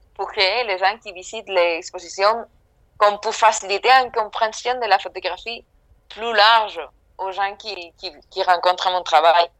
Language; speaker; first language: French; non-native, fluent; Spanish